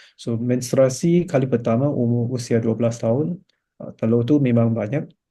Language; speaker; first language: Malay; non-native, local second language; Chinese